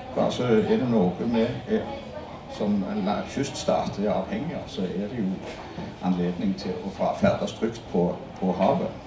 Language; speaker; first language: Norwegian; native; Norwegian